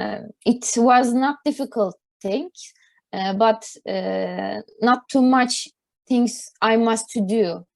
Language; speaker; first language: English; non-native, learner; Turkish